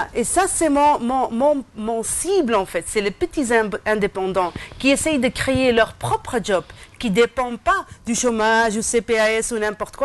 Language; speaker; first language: French; non-native, local second language; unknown